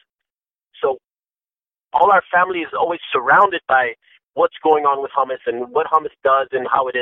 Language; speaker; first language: English; native; English